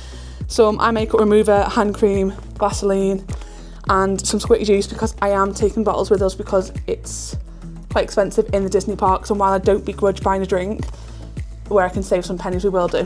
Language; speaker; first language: English; native; English